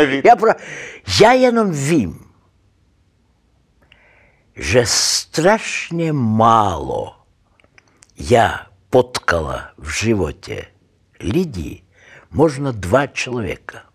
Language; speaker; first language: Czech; non-native, learner; Russian